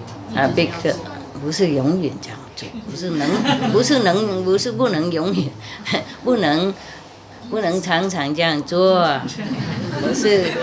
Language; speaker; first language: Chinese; non-native, fluent; Vietnamese